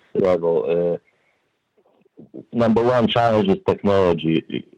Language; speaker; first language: English; non-native, fluent; Polish